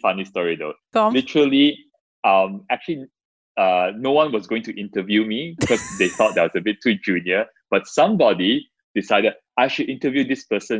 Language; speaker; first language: English; non-native, local second language; Chinese